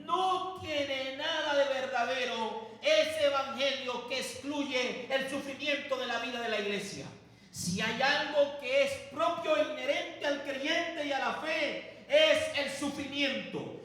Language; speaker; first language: Spanish; native; Spanish